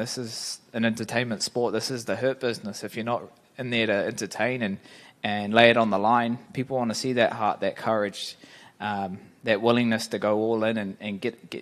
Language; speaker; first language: English; native; English